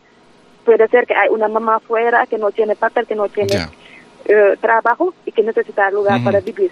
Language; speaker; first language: Spanish; non-native, fluent; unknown